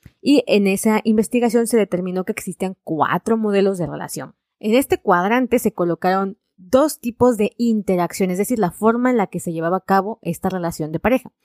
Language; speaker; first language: Spanish; native; Spanish